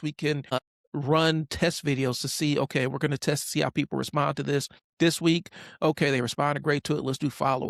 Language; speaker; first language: English; native; English